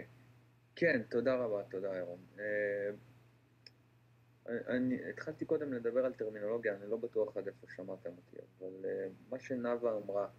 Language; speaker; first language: Hebrew; native; Hebrew